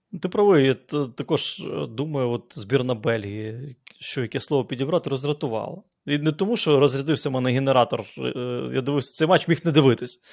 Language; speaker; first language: Ukrainian; native; Ukrainian